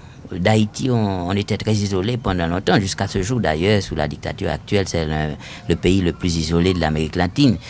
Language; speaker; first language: French; non-native, local second language; Haitian Creole